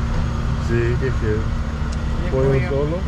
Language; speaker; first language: Spanish; non-native, learner; English